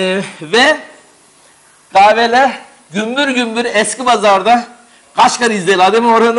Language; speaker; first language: Turkish; native; Turkish